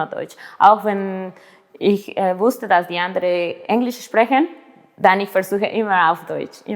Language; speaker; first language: German; non-native, learner; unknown